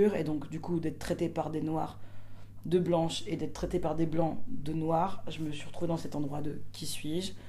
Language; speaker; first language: French; native; French